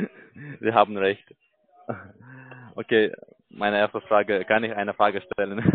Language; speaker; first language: German; non-native, learner; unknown